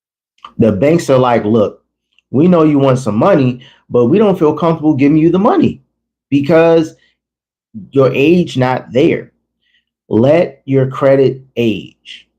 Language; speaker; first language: English; native; English